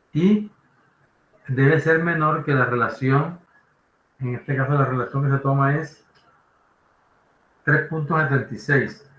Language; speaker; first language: Spanish; native; Spanish